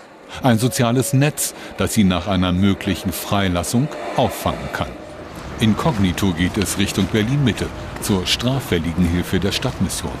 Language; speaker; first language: German; native; German